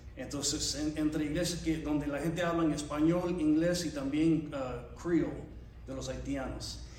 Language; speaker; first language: Spanish; non-native, fluent; English